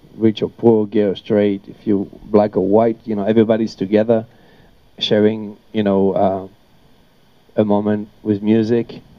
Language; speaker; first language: English; non-native, fluent; French